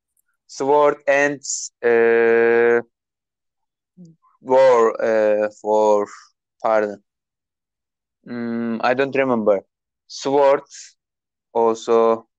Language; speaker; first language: English; non-native, learner; Turkish